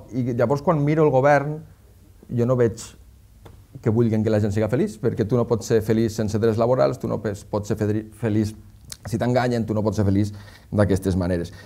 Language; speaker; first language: Catalan; native; Catalan